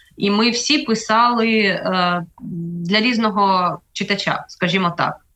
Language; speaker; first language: Ukrainian; native; Ukrainian